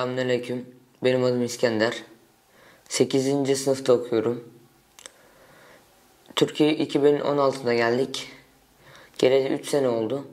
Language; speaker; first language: Turkish; early bilingual, other home language; Uyghur